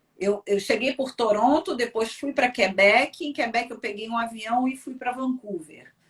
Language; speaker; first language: Portuguese; early bilingual, other home language; Spanish